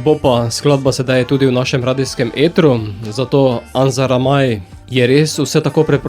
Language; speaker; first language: Slovenian; native; Slovenian